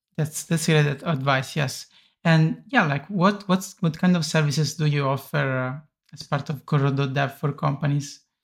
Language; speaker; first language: English; non-native, fluent; Italian